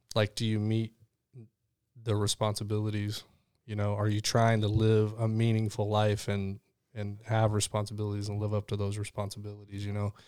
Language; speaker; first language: English; native; English